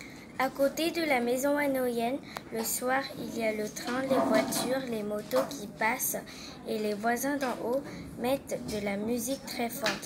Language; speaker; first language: French; non-native, learner; Vietnamese